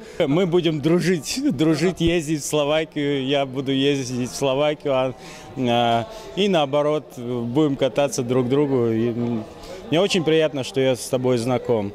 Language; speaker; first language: Russian; native; Russian